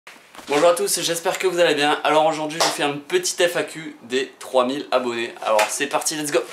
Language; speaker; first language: French; native; French